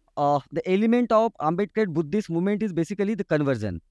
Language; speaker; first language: English; non-native, local second language; Marathi